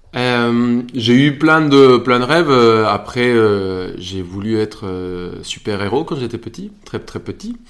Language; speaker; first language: French; non-native, fluent; Spanish